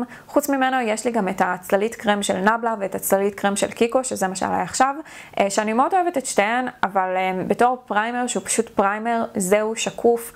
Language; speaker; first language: Hebrew; native; Hebrew